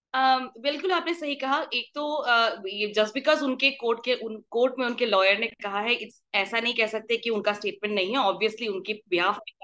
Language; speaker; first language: Hindi; native; Hindi